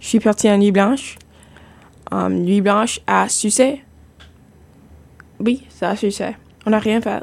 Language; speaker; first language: French; non-native, local second language; English